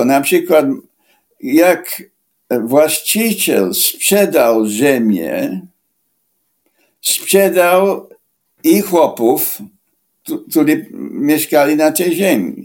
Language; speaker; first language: Polish; non-native, fluent; English